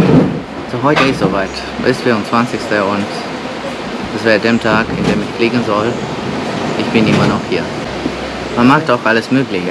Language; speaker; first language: German; non-native, fluent; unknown